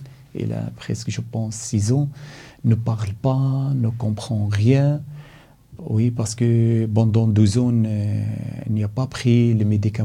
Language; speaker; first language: French; non-native, learner; Arabic